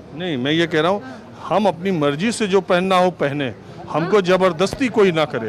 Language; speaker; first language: Hindi; native; Hindi